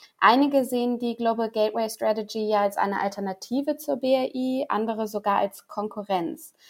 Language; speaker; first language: German; native; German